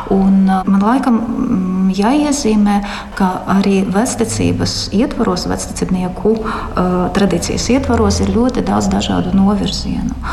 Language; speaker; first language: Latvian; non-native, local second language; Russian